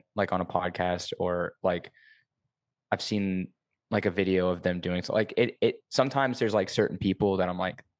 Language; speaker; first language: English; native; English